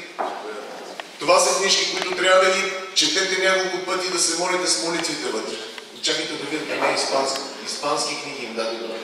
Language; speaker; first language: Bulgarian; native; Bulgarian